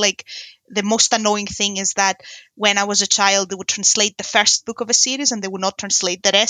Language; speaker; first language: English; non-native, fluent; Greek